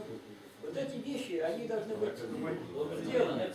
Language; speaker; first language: Russian; native; Russian